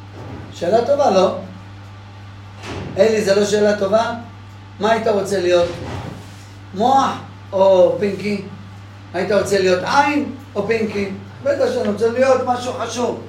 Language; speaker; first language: Hebrew; non-native, fluent; English